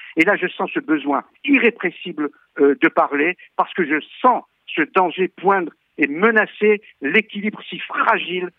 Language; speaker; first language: French; native; French